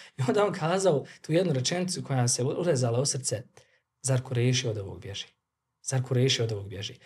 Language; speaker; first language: Bosnian; native; Bosnian